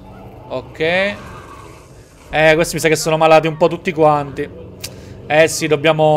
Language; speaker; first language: Italian; native; Italian